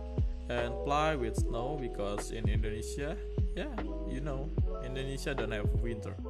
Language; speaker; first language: English; non-native, learner; Indonesian